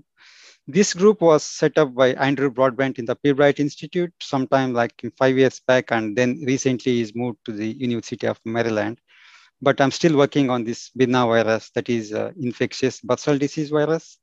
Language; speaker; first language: English; non-native, local second language; Kannada